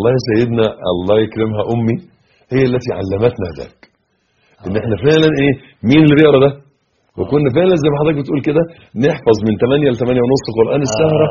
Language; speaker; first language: Arabic; native; Arabic